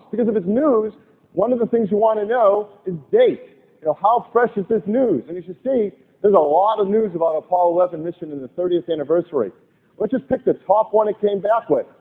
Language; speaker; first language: English; native; English